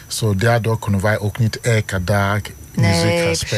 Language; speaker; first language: Dutch; non-native, learner; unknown